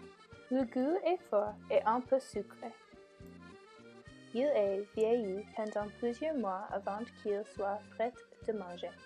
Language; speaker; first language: French; non-native, learner; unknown